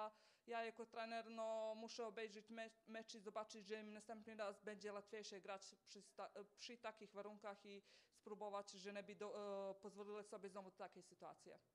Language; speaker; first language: Polish; non-native, fluent; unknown